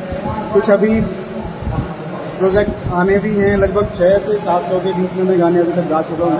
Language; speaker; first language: Hindi; non-native, local second language; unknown